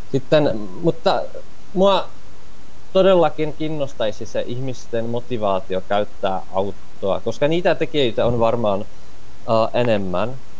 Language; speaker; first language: Finnish; non-native, fluent; Czech